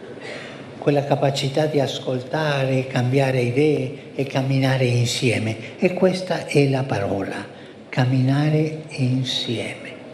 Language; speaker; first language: Italian; non-native, fluent; Spanish